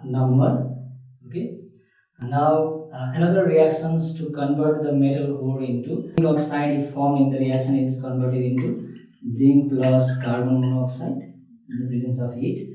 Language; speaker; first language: English; non-native, local second language; Nepali